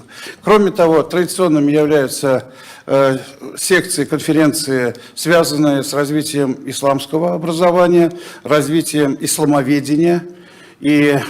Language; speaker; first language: Russian; native; Russian